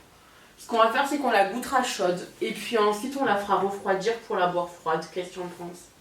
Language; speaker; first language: French; native; French